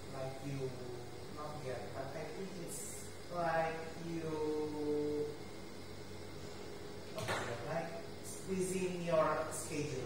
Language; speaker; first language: English; non-native, learner; Indonesian